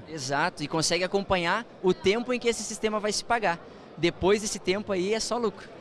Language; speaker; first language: Portuguese; native; Portuguese